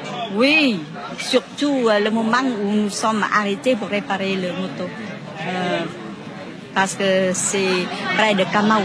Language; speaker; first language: French; non-native, local second language; Vietnamese